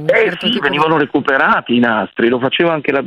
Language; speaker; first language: Italian; native; Italian